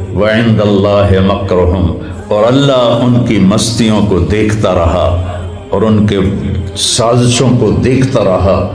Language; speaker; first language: Urdu; non-native, local second language; Punjabi